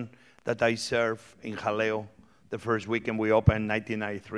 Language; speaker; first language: English; non-native, fluent; Spanish